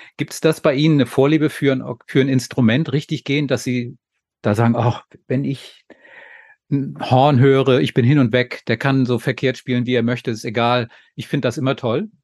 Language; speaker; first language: German; native; German